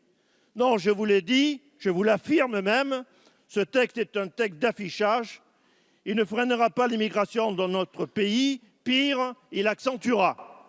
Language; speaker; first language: French; native; French